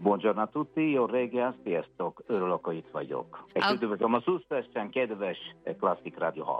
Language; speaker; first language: Hungarian; non-native, fluent; Italian